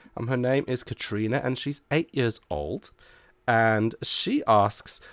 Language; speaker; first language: English; native; English